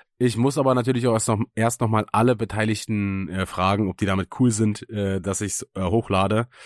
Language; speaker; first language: German; native; German